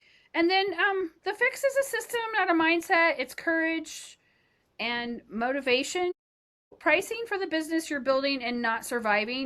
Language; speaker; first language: English; native; English